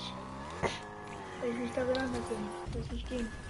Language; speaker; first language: German; non-native, learner; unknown